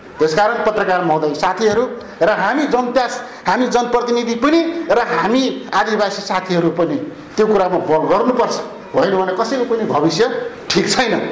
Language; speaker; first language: Nepali; non-native, local second language; Rana Tharu